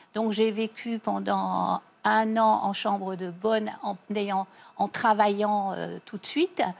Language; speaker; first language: French; native; French